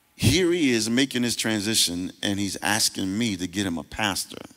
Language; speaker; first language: English; native; English